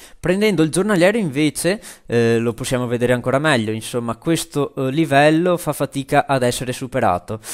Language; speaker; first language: Italian; native; Italian